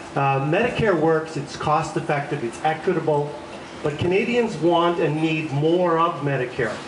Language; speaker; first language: English; native; English